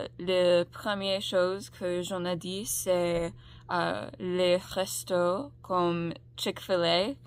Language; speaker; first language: French; non-native, learner; English